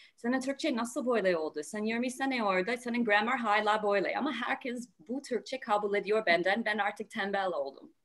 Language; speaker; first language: Turkish; non-native, learner; English